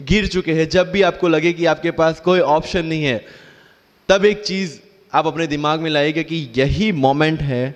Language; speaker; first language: Hindi; non-native, local second language; Gujarati